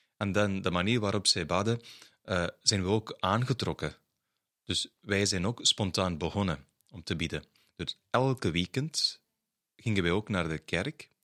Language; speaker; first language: Dutch; non-native, fluent; Tamil